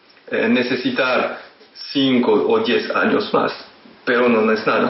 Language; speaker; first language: Spanish; non-native, fluent; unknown